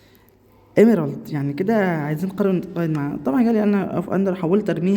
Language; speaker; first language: Arabic; native; Arabic